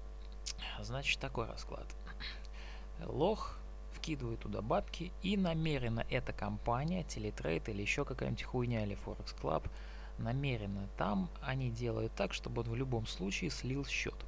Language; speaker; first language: Russian; native; Russian